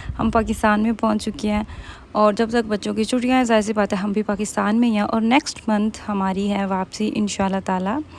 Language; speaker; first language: Urdu; native; Urdu